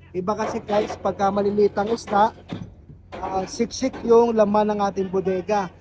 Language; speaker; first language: Filipino; native; Filipino